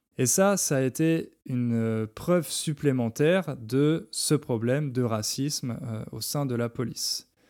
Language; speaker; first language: French; native; French